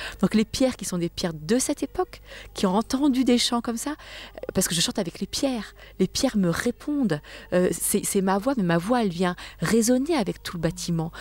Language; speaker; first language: French; native; French